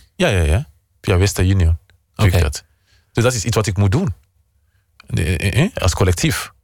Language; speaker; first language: Dutch; non-native, fluent; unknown